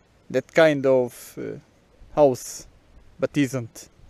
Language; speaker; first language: English; non-native, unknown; Portuguese